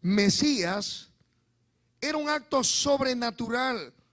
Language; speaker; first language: Spanish; native; Spanish